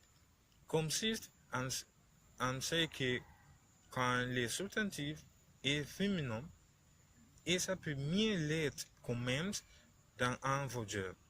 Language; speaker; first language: French; non-native, learner; Spanish